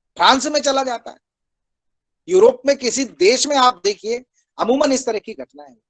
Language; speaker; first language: Hindi; native; Hindi